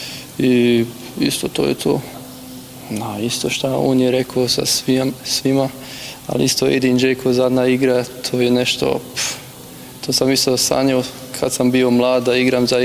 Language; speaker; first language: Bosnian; early bilingual, heritage; German